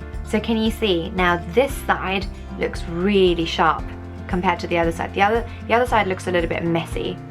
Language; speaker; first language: English; native; English